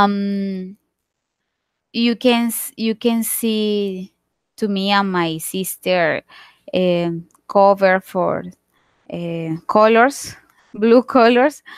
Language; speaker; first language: English; non-native, learner; Spanish